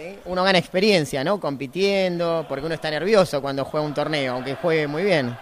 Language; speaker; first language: Spanish; native; Spanish